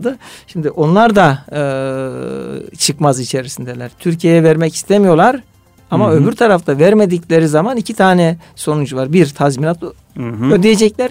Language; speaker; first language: Turkish; native; Turkish